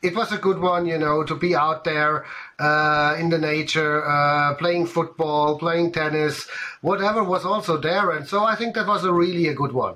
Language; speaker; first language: English; non-native, fluent; German